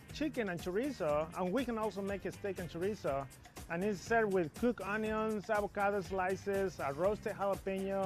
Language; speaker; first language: English; non-native, fluent; Spanish